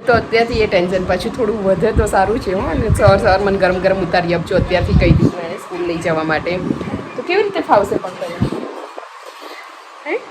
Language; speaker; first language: Gujarati; native; Gujarati